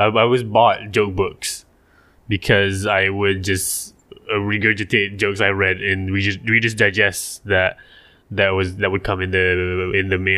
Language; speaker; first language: English; non-native, local second language; Malay